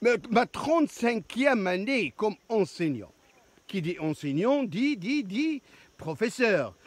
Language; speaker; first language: French; non-native, local second language; Arabic